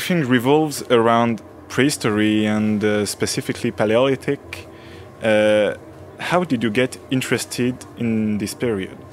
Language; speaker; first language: English; non-native, fluent; French